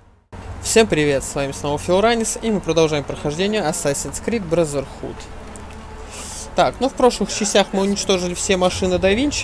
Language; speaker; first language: Russian; native; Russian